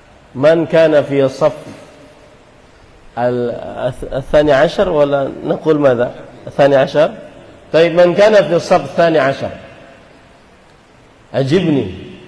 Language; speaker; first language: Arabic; non-native, fluent; Indonesian